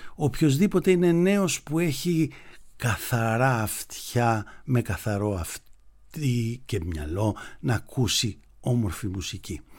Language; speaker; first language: Greek; native; Greek